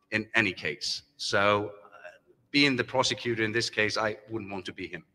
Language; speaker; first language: English; non-native, fluent; German